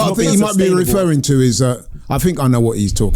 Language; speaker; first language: English; native; English